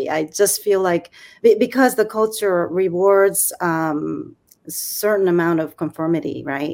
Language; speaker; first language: English; non-native, fluent; Japanese